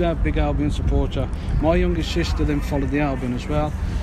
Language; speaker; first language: English; native; English